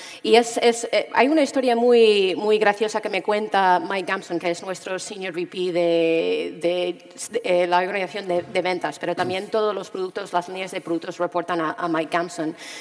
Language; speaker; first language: Spanish; early bilingual, heritage; Spanish